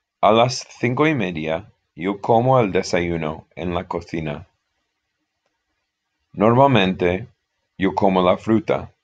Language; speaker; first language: Spanish; non-native, fluent; English